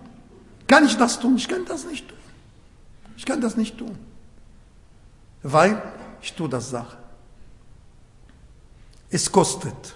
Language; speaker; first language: German; non-native, learner; Arabic